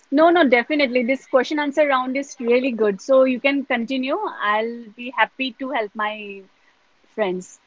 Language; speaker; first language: English; non-native, local second language; Assamese